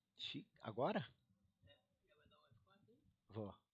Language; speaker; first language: Portuguese; native; Portuguese